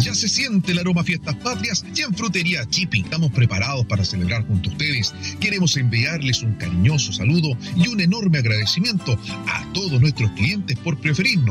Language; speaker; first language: Spanish; native; Spanish